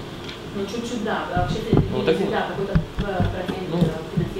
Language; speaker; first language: Russian; non-native, fluent; Slovenian